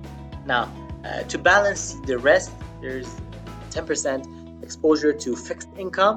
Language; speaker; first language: English; non-native, fluent; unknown